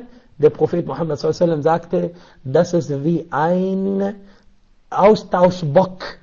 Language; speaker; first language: German; non-native, learner; Arabic